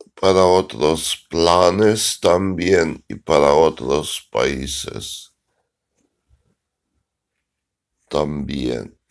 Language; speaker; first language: Spanish; non-native, learner; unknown